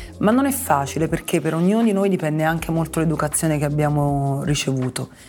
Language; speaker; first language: Italian; native; Italian